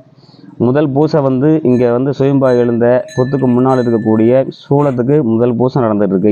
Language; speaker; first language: Tamil; native; Tamil